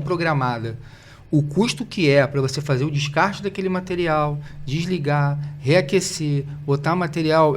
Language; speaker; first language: Portuguese; native; Portuguese